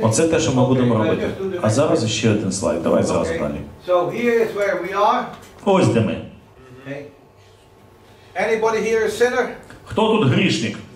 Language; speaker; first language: Ukrainian; native; Ukrainian